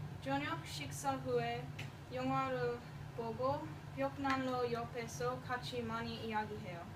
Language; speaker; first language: Korean; non-native, learner; English